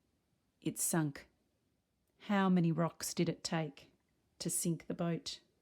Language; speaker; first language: English; native; English